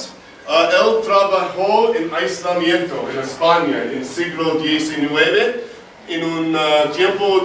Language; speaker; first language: Spanish; non-native, learner; English